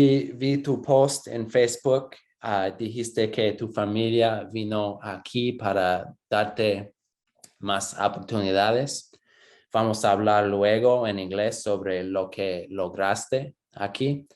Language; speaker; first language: Spanish; non-native, fluent; English